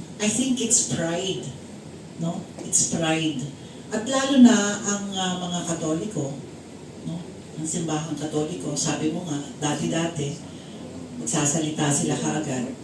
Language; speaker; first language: Filipino; native; Filipino